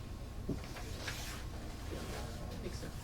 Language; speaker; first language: English; native; English